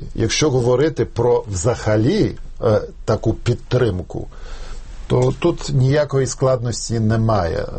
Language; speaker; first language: Ukrainian; non-native, fluent; Polish